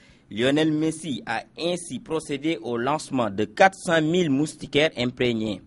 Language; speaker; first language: French; non-native, local second language; Wolof